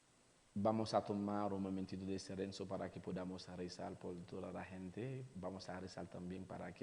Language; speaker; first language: Spanish; non-native, learner; Haitian Creole